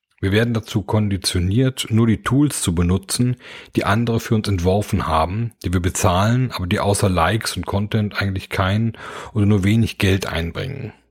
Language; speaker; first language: German; native; German